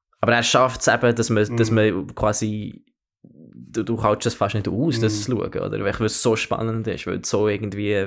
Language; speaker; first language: German; native; German